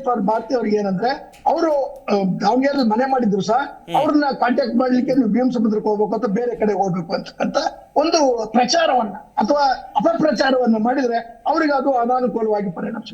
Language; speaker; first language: Kannada; native; Kannada